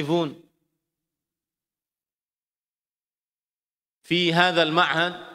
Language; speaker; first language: Arabic; non-native, fluent; Indonesian